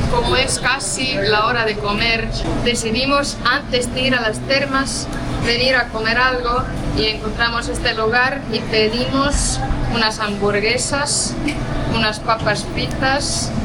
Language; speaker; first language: Spanish; non-native, fluent; Portuguese